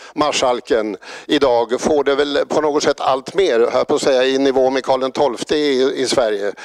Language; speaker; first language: Swedish; native; Swedish